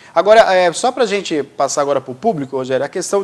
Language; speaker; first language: Portuguese; native; Portuguese